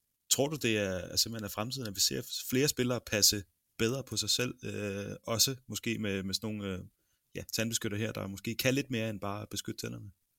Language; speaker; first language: Danish; native; Danish